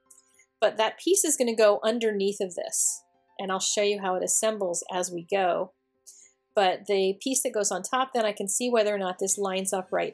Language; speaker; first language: English; native; English